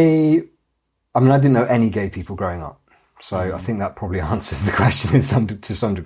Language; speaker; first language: English; native; English